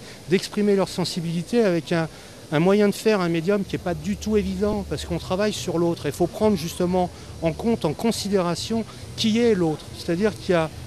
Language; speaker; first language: French; native; French